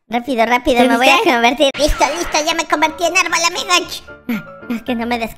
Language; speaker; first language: Spanish; native; Spanish